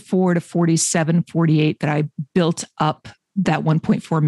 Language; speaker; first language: English; native; English